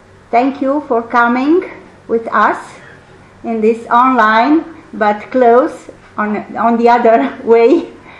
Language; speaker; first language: English; non-native, fluent; Romanian